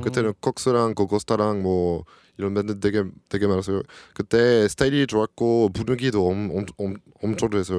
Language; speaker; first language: Korean; non-native, learner; French